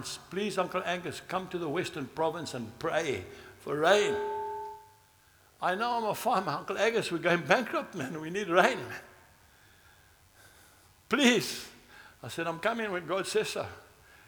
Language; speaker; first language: English; native; English